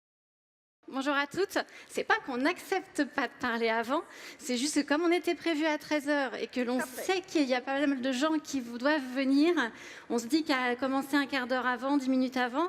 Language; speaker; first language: French; native; French